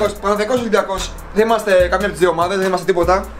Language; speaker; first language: Greek; non-native, learner; Russian